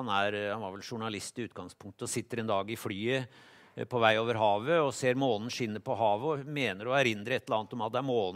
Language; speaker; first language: Norwegian; native; Norwegian